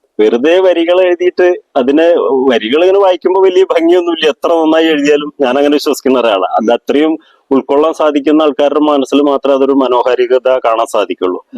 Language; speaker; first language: Malayalam; native; Malayalam